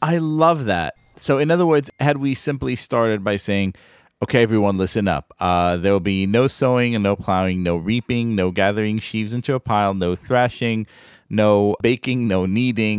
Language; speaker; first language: English; native; English